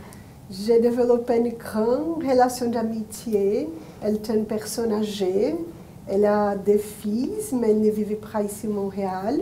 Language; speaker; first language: French; non-native, learner; Portuguese